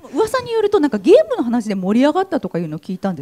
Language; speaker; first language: Japanese; native; Japanese